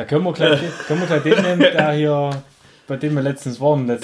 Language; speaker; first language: German; native; German